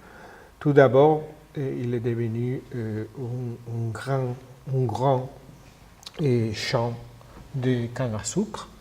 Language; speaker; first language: French; non-native, fluent; Spanish